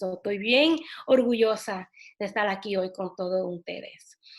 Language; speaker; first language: Spanish; early bilingual, other home language; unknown